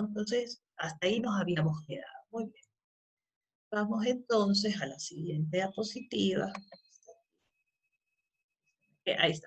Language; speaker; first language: Spanish; native; Spanish